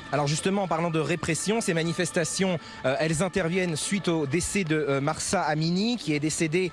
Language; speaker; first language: French; native; French